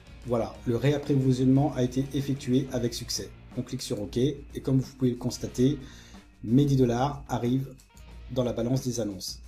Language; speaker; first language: French; native; French